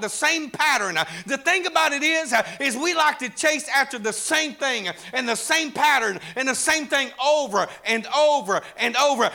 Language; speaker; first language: English; native; English